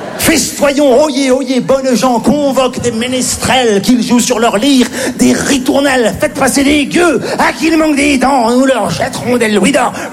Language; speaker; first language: French; native; French